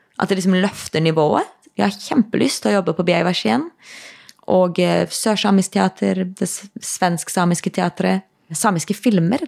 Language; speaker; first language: Norwegian; native; Norwegian